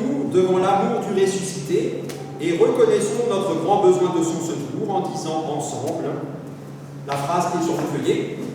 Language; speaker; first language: French; native; French